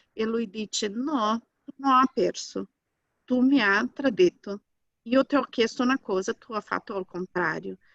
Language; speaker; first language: Italian; non-native, fluent; Portuguese